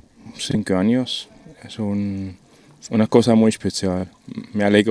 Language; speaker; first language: Spanish; non-native, learner; German